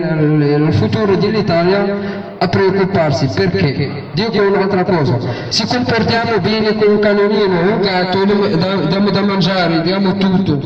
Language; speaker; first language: Italian; non-native, fluent; Arabic